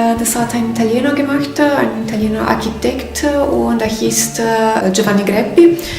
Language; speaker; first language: German; non-native, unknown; Italian